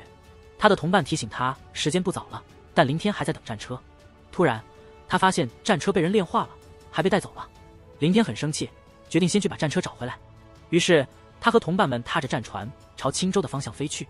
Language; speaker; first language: Chinese; native; Chinese